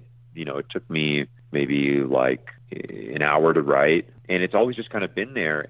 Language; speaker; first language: English; native; English